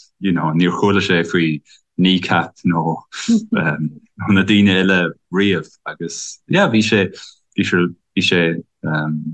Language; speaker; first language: Irish; non-native, learner; German